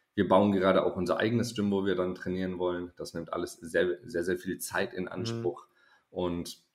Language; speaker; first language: German; native; German